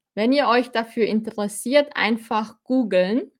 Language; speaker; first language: German; native; German